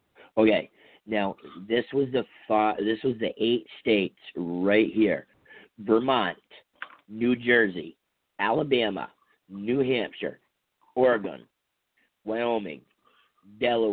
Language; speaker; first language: English; native; English